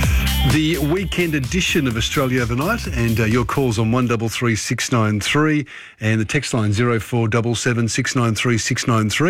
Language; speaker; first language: English; native; English